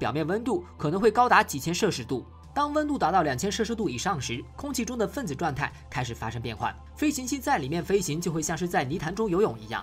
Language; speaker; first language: Chinese; native; Chinese